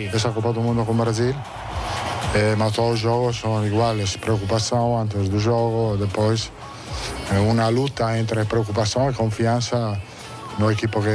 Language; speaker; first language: Portuguese; non-native, fluent; Italian